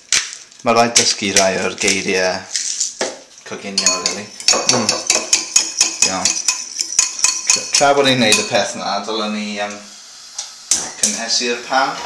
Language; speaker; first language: Welsh; non-native, local second language; English